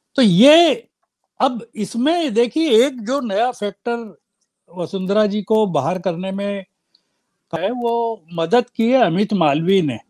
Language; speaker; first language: Hindi; native; Hindi